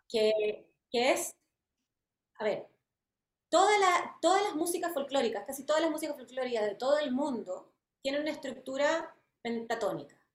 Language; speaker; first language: Spanish; native; Spanish